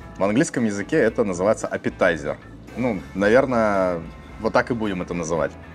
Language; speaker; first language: Russian; native; Russian